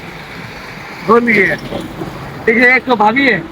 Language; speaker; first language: Hindi; non-native, local second language; Bangla